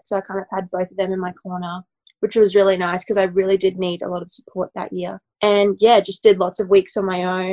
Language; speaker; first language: English; native; English